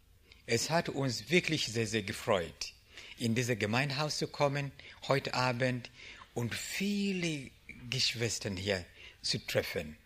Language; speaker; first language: German; non-native, learner; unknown